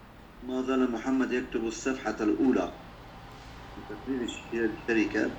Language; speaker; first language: Arabic; non-native, learner; Turkish